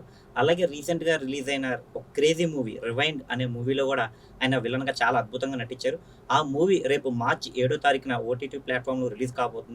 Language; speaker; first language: Telugu; native; Telugu